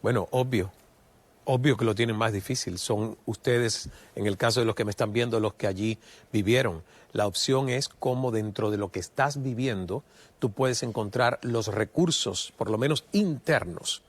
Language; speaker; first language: Spanish; native; Spanish